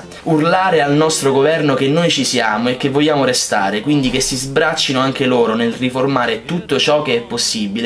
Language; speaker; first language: Italian; native; Italian